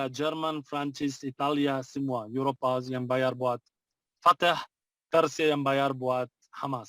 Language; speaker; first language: Indonesian; non-native, fluent; Arabic